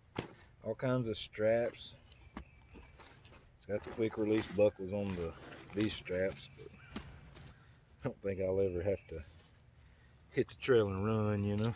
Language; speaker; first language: English; native; English